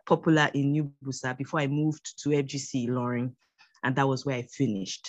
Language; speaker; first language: English; non-native, local second language; Yoruba